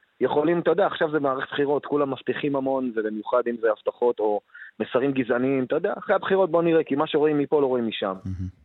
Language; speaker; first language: Hebrew; non-native, local second language; Arabic